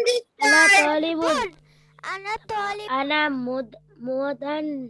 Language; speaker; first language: Arabic; non-native, learner; Bangla